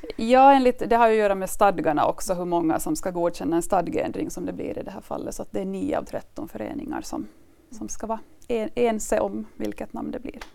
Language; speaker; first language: Swedish; native; Swedish